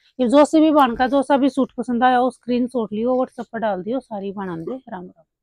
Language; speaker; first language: Hindi; native; Hindi